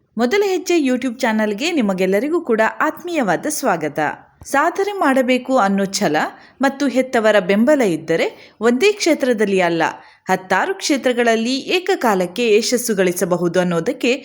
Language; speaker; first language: Kannada; native; Kannada